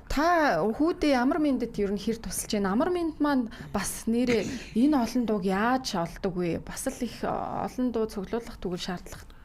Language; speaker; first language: Mongolian; native; Mongolian